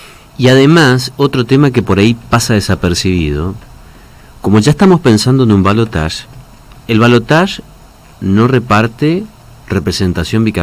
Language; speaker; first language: Spanish; native; Spanish